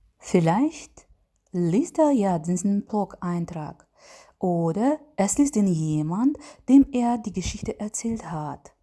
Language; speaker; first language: German; non-native, learner; Ukrainian